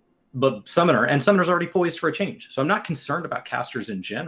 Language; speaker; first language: English; native; English